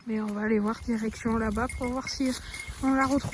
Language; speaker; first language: French; native; French